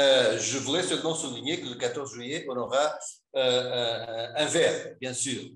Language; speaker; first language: French; non-native, fluent; Portuguese